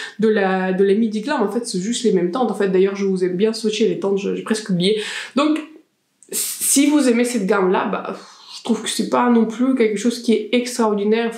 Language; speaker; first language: French; native; French